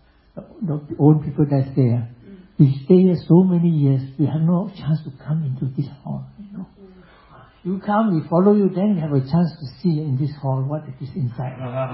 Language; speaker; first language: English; non-native, local second language; Chinese